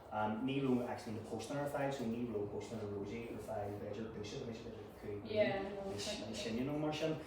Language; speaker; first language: Irish; non-native, local second language; English